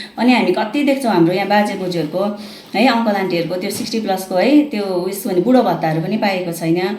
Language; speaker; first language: Nepali; native; Nepali